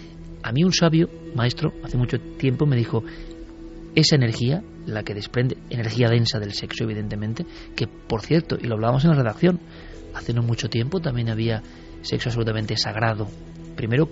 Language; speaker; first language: Spanish; native; Spanish